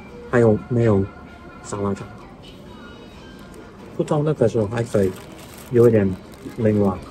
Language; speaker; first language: Chinese; non-native, fluent; English